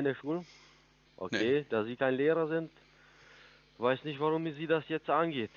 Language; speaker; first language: German; non-native, fluent; Russian